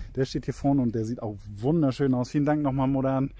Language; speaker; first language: German; native; German